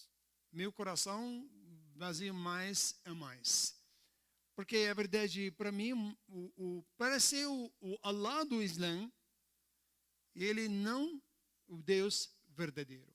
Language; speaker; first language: Portuguese; non-native, learner; Arabic